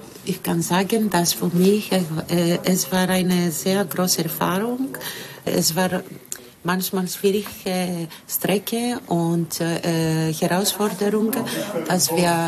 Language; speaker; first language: German; non-native, learner; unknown